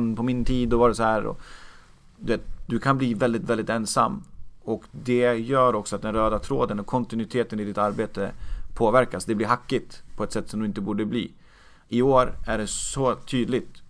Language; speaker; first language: Swedish; native; Swedish